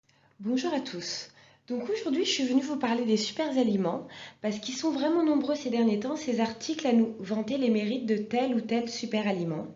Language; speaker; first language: French; native; French